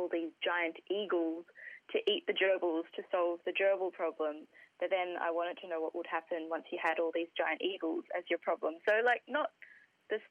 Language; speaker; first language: English; native; English